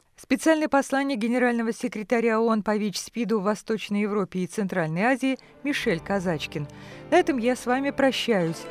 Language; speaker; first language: Russian; native; Russian